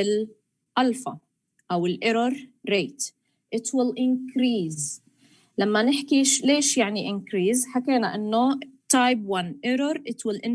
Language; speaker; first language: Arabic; native; Arabic